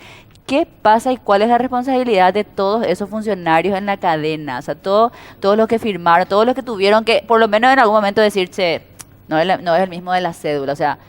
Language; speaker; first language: Spanish; native; Spanish